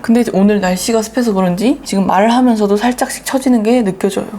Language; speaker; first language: Korean; native; Korean